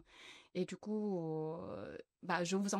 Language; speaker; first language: French; non-native, learner; Chinese